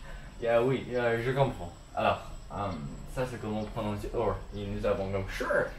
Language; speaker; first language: French; non-native, learner; English